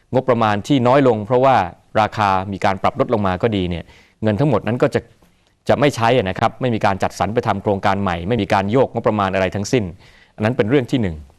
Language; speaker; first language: Thai; native; Thai